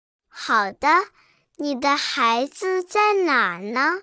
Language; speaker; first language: Chinese; non-native, learner; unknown